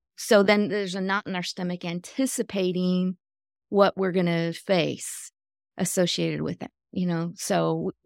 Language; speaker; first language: English; native; English